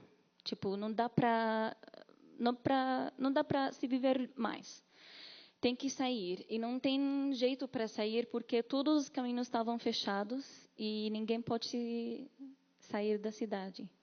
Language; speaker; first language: Portuguese; non-native, learner; Arabic